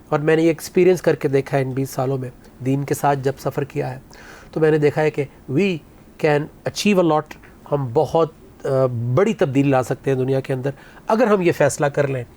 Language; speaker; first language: Urdu; native; Urdu